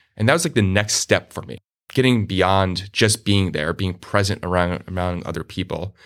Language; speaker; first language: English; native; English